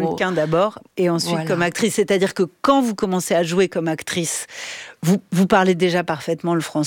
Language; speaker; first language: French; native; French